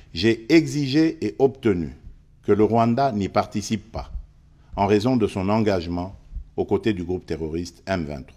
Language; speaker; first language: French; non-native, local second language; Luba-Lulua